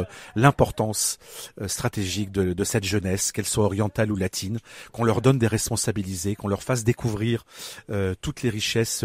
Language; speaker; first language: French; native; French